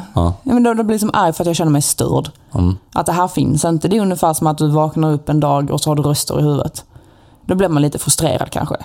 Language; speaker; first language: Swedish; native; Swedish